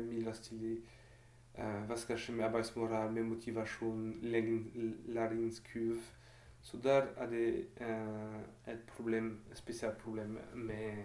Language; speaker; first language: Norwegian; non-native, learner; French